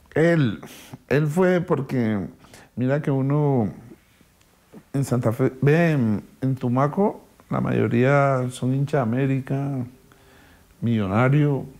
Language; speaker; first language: Spanish; native; Spanish